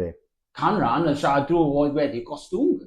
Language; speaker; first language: Welsh; non-native, learner; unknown